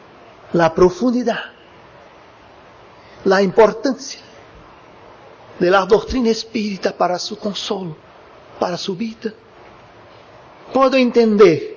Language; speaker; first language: Spanish; non-native, learner; Portuguese